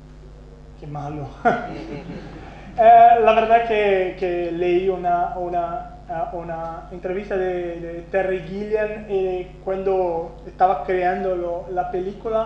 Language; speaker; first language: Spanish; non-native, fluent; Portuguese